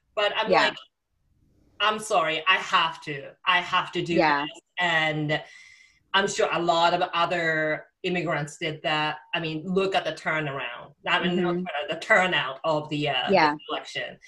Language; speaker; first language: English; non-native, fluent; Japanese